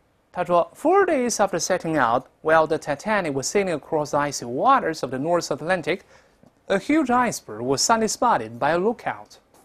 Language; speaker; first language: English; non-native, fluent; Chinese